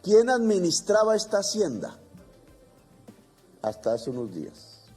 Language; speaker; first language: Spanish; native; Spanish